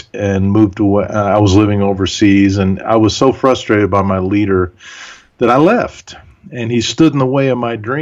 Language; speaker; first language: English; early bilingual, other home language; German